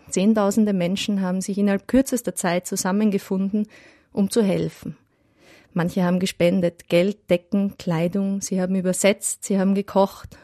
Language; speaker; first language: German; native; German